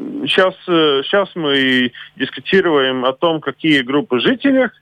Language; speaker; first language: Russian; non-native, local second language; Latvian